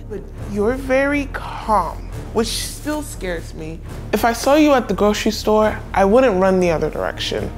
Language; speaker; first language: English; native; English